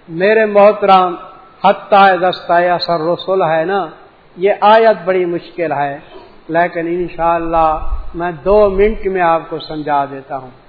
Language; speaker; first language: Urdu; native; Urdu